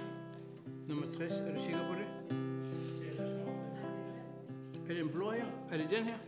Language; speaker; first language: Danish; non-native, fluent; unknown